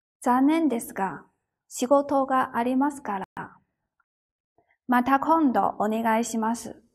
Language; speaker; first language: Japanese; non-native, fluent; Chinese